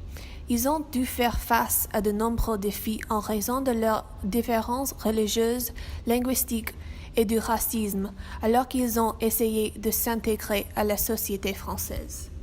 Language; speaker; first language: French; non-native, learner; English